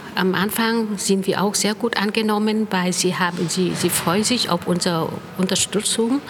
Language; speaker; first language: German; non-native, fluent; Vietnamese